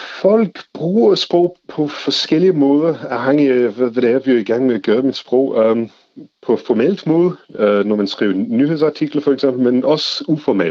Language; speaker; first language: Danish; non-native, fluent; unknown